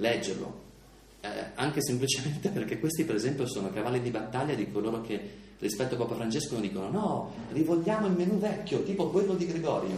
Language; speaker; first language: Italian; native; Italian